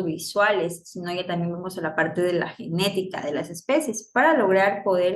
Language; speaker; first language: Spanish; native; Spanish